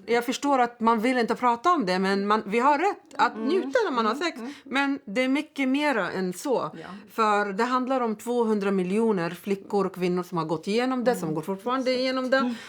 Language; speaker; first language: Swedish; non-native, fluent; Arabic